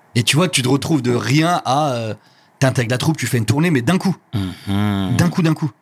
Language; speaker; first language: French; native; French